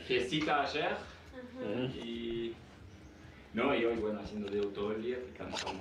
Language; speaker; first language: Spanish; native; Spanish